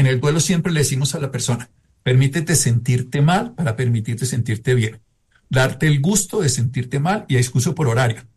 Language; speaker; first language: Spanish; native; Spanish